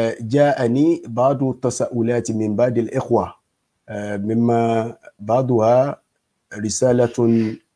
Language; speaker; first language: Arabic; non-native, fluent; Yoruba